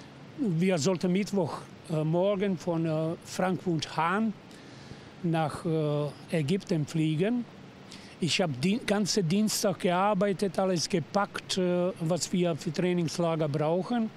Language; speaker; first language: German; non-native, fluent; Serbian